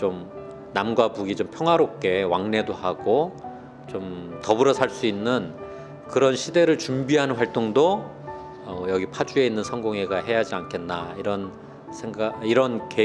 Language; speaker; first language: Korean; native; Korean